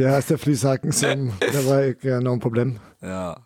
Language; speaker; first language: Norwegian; non-native, learner; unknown